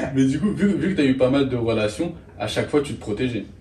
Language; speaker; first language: French; native; French